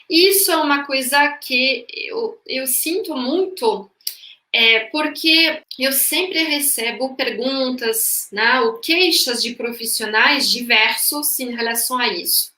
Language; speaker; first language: Portuguese; non-native, fluent; French